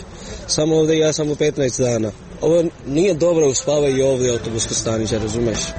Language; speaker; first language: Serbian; non-native, learner; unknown